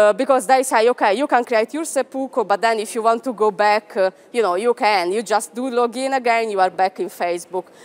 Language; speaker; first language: English; non-native, fluent; Italian